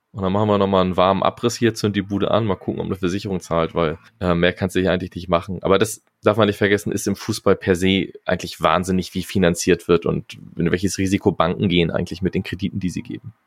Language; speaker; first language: German; native; German